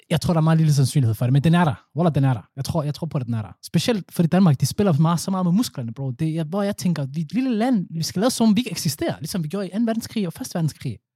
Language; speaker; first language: Danish; early bilingual, other home language; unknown